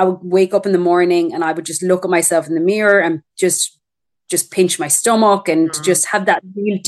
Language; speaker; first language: English; native; English